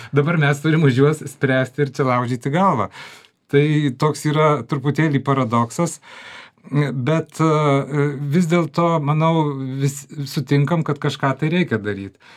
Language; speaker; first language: Lithuanian; native; Lithuanian